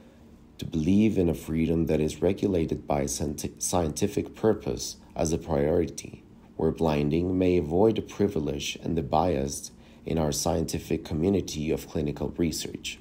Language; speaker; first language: English; non-native, fluent; Spanish